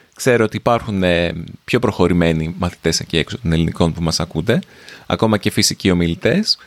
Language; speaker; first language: Greek; native; Greek